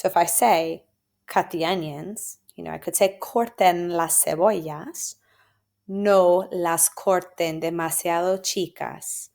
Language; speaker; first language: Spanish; non-native, fluent; English